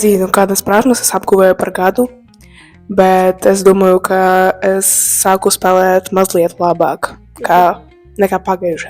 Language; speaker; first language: Latvian; non-native, local second language; Russian